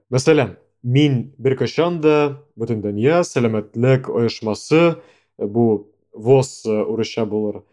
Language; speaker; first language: Tatar; non-native, local second language; Russian